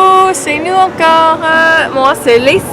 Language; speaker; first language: French; non-native, learner; English